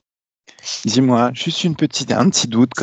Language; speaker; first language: French; native; French